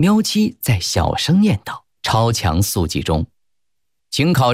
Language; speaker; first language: Chinese; native; Chinese